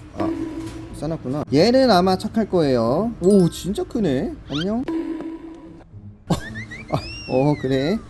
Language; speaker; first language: Korean; native; Korean